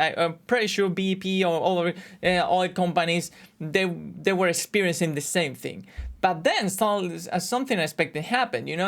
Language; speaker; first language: English; non-native, fluent; Spanish